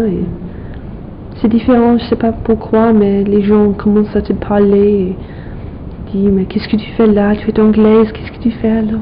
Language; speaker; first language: French; non-native, fluent; English